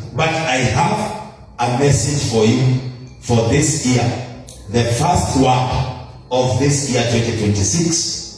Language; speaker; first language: English; non-native, local second language; Swahili